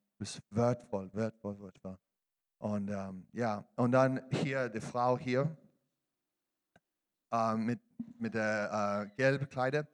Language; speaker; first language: German; non-native, learner; English